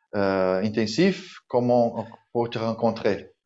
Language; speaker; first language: French; non-native, fluent; Portuguese